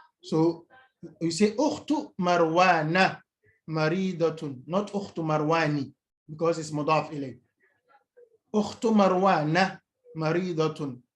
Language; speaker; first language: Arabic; non-native, fluent; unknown